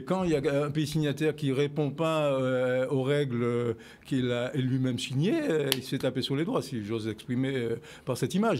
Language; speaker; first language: French; native; French